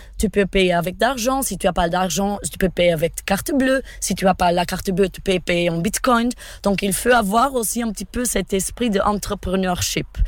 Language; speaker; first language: French; non-native, fluent; Portuguese